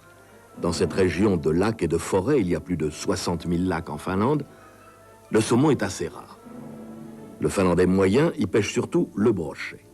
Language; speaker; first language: French; native; French